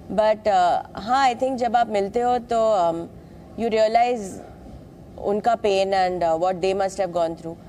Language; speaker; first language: Hindi; non-native, local second language; Malayalam